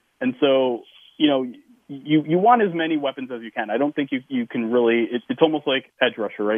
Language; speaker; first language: English; native; English